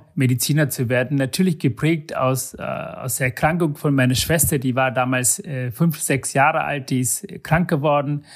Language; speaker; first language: German; non-native, fluent; Sinhala